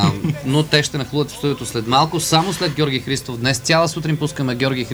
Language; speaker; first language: Bulgarian; native; Bulgarian